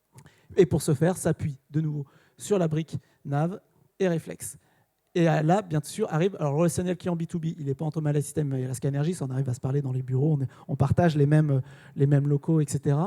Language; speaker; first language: French; native; French